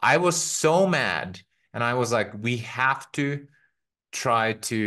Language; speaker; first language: English; non-native, fluent; Finnish